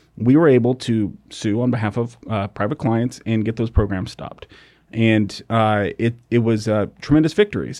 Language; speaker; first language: English; native; English